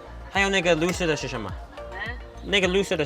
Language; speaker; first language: Chinese; non-native, learner; English